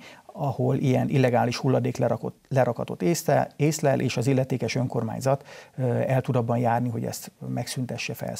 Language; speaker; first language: Hungarian; native; Hungarian